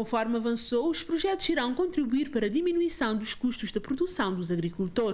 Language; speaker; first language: Portuguese; non-native, local second language; Kabuverdianu